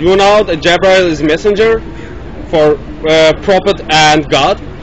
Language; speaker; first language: English; non-native, learner; Turkish